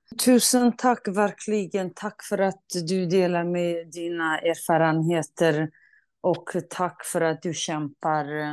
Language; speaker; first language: Swedish; non-native, fluent; Kurdish